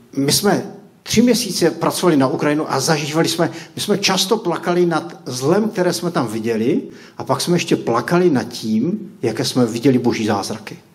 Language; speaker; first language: Czech; native; Czech